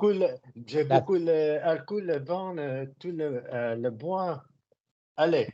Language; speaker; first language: French; non-native, learner; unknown